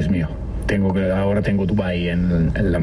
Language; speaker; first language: Spanish; non-native, learner; Italian